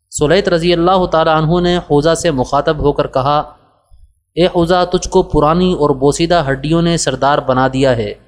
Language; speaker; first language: Urdu; native; Urdu